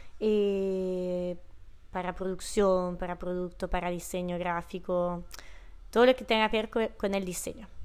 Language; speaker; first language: Spanish; non-native, fluent; Italian